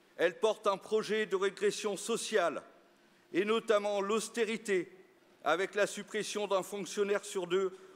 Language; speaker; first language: French; native; French